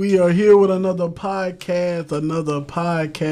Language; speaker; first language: English; native; English